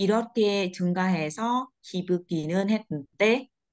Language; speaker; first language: Korean; non-native, learner; Vietnamese